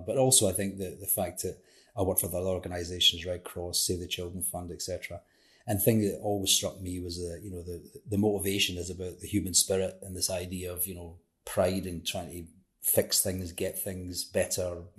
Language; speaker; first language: English; native; English